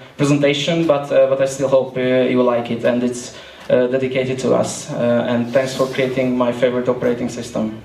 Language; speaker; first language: English; non-native, fluent; Hungarian